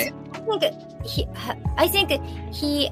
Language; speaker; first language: English; non-native, learner; Japanese